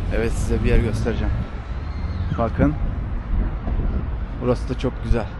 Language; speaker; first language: Turkish; native; Turkish